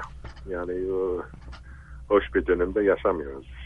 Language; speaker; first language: Turkish; non-native, fluent; English